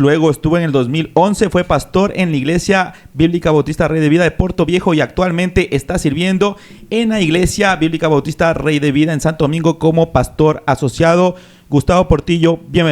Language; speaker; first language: Spanish; native; Spanish